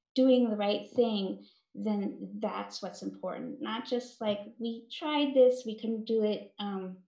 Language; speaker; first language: English; native; English